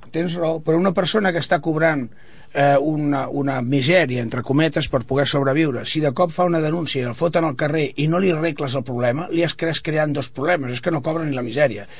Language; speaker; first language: Catalan; non-native, local second language; Spanish